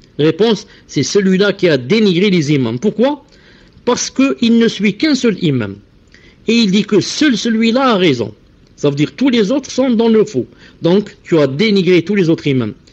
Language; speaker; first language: French; non-native, local second language; Arabic